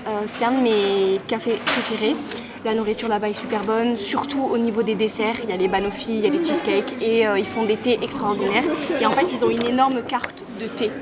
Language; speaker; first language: French; native; French